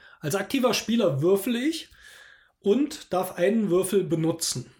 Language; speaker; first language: German; native; German